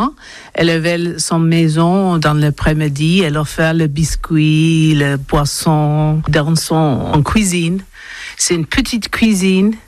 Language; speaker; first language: French; non-native, learner; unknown